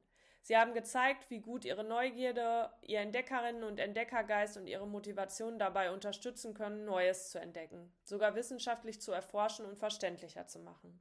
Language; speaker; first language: German; native; German